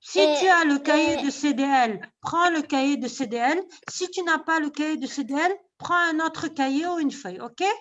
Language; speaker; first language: French; non-native, local second language; Arabic